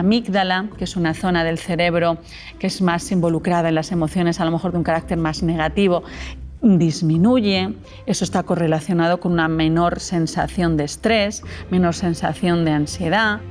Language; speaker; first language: Spanish; native; Spanish